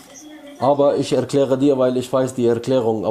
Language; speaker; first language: German; non-native, learner; Arabic